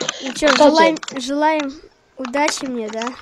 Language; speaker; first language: Russian; native; Russian